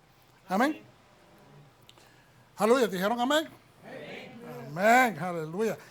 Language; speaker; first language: Spanish; native; Spanish